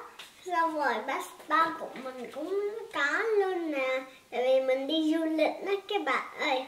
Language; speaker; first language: Vietnamese; early bilingual, heritage; Vietnamese